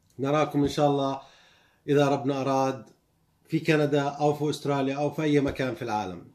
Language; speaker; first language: Arabic; native; Arabic